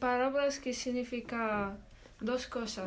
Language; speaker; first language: Spanish; non-native, learner; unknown